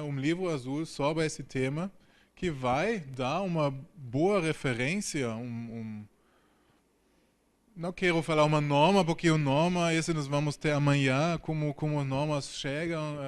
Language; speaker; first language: Portuguese; non-native, fluent; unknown